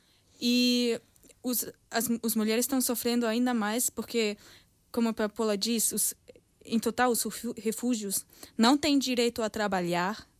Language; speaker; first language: Portuguese; early bilingual, heritage; Portuguese